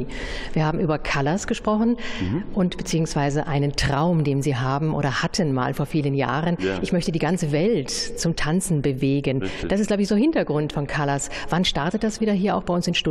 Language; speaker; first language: German; native; German